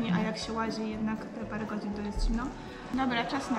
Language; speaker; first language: Polish; native; Polish